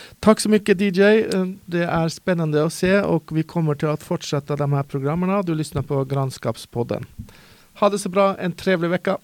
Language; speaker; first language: Swedish; native; Swedish